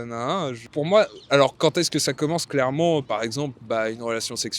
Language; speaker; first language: French; native; French